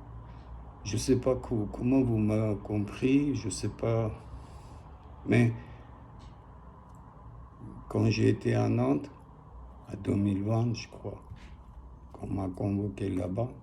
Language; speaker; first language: French; non-native, learner; Armenian